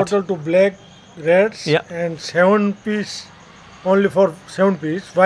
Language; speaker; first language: English; non-native, learner; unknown